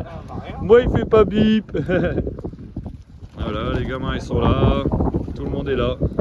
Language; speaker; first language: French; native; French